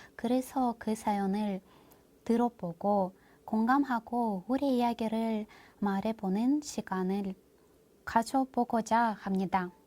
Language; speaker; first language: Korean; non-native, learner; Russian